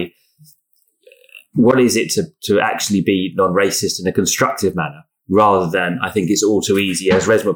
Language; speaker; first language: English; native; English